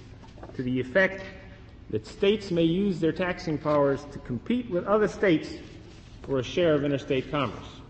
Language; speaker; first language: English; native; English